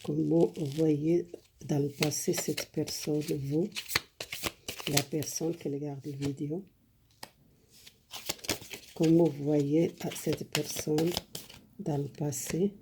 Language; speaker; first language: French; non-native, learner; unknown